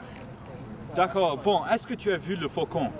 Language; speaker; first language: French; non-native, learner; English